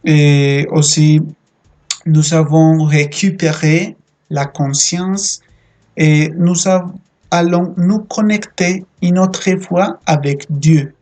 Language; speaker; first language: French; non-native, fluent; Spanish